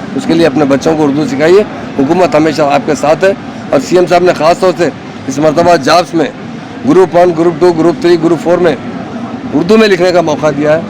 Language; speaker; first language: Urdu; native; Urdu